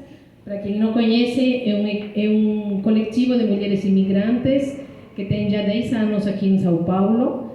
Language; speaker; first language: Portuguese; non-native, fluent; Spanish